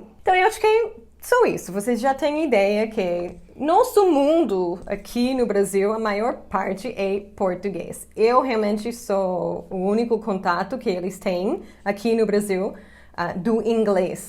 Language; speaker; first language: Portuguese; non-native, fluent; English